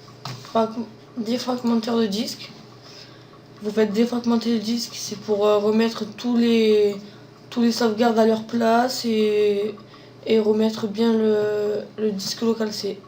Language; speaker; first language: French; native; French